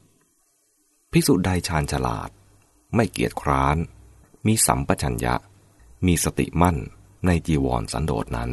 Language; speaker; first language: Thai; native; Thai